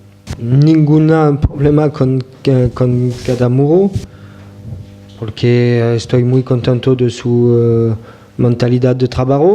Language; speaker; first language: Spanish; non-native, fluent; French